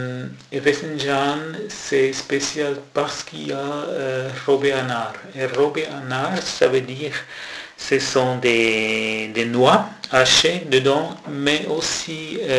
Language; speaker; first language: French; non-native, local second language; German